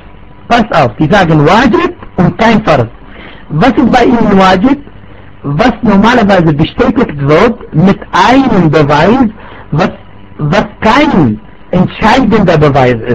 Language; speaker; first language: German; non-native, fluent; Arabic